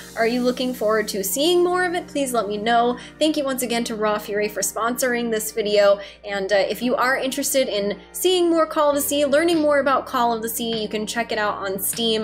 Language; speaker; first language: English; native; English